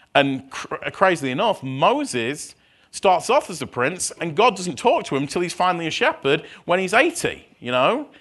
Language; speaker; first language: English; native; English